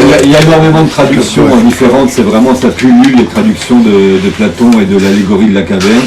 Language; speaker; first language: French; native; French